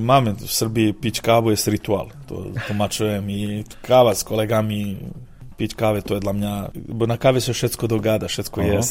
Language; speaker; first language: Polish; non-native, fluent; Serbian